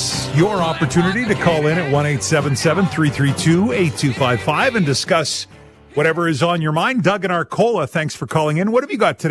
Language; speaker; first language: English; native; English